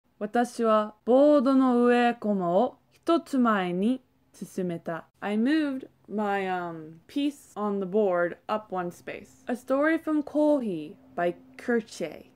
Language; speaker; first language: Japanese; non-native, learner; English